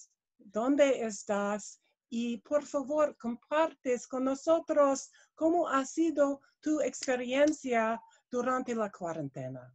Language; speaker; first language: Spanish; non-native, learner; English